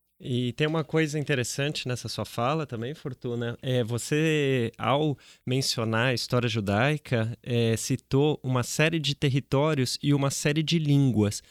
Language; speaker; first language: Portuguese; native; Portuguese